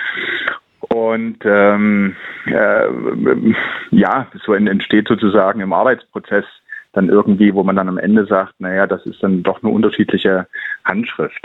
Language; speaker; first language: German; native; German